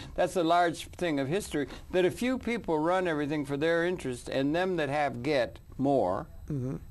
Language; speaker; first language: English; native; English